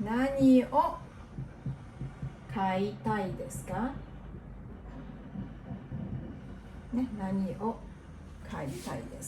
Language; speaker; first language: Japanese; non-native, fluent; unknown